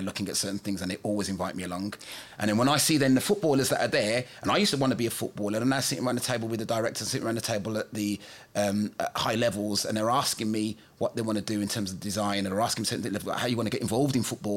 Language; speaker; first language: English; native; English